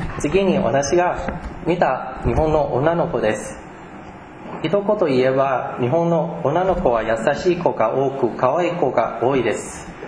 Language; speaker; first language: Japanese; non-native, fluent; Chinese